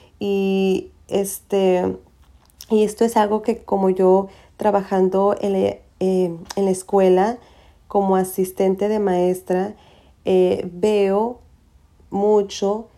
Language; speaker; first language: Spanish; early bilingual, heritage; Spanish